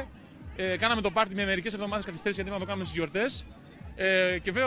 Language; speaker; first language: Greek; native; Greek